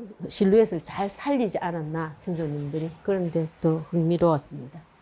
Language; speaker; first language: Korean; native; Korean